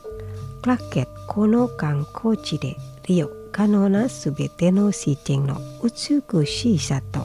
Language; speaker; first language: Japanese; non-native, fluent; Indonesian